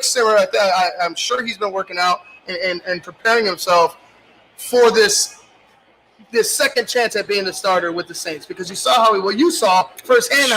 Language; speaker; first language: English; native; English